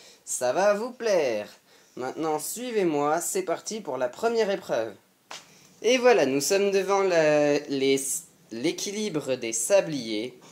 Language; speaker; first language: French; native; French